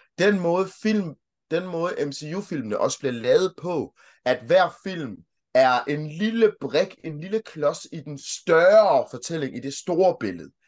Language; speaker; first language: Danish; early bilingual, other home language; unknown